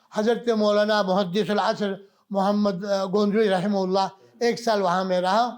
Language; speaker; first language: Urdu; non-native, local second language; Balti